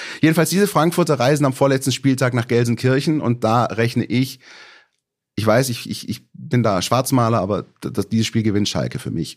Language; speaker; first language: German; native; German